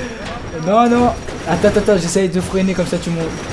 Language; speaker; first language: French; native; French